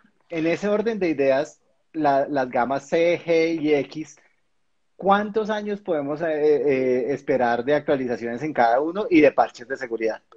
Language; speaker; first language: Spanish; native; Spanish